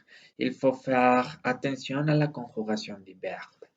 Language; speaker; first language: French; non-native, learner; Spanish